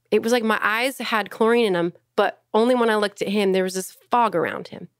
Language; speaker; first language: English; native; English